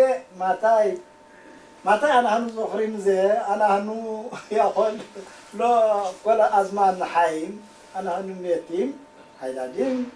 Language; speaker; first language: Hebrew; non-native, learner; Amharic